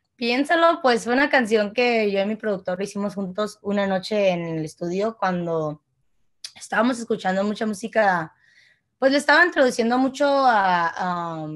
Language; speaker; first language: Spanish; early bilingual, heritage; Spanish